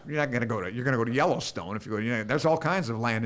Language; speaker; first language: English; native; English